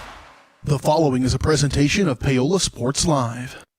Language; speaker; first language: English; native; English